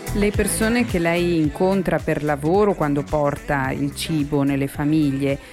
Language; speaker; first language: Italian; native; Italian